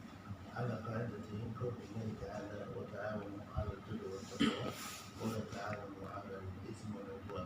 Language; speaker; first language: Arabic; native; Arabic